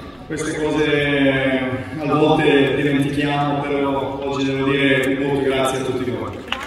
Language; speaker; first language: Italian; non-native, fluent; Serbian